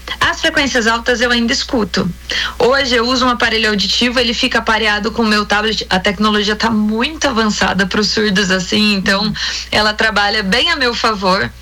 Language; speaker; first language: Portuguese; native; Portuguese